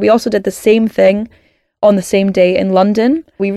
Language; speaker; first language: English; native; English